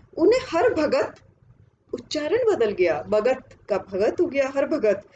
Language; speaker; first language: Hindi; native; Hindi